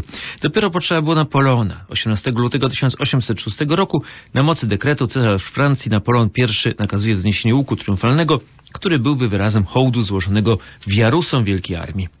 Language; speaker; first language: Polish; native; Polish